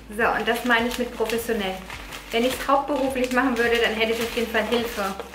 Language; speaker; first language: German; early bilingual, other home language; Italian